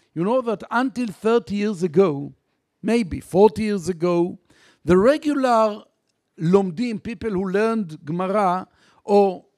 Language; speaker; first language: English; non-native, fluent; Hebrew